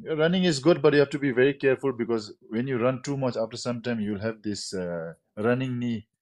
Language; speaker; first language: English; non-native, local second language; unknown